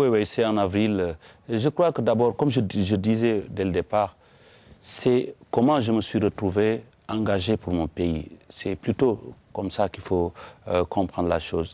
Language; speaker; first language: French; non-native, local second language; Wolof